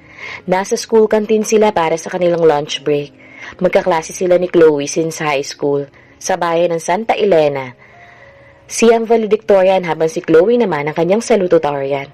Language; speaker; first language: Filipino; native; Filipino